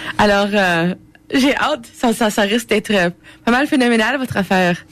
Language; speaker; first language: French; native; French